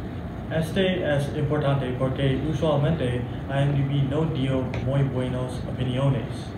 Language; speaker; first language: Spanish; non-native, learner; English